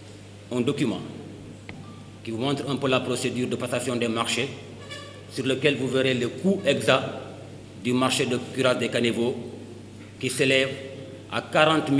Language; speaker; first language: French; non-native, local second language; Wolof